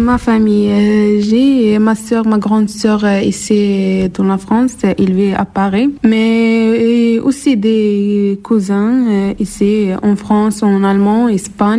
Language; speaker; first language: French; non-native, learner; Arabic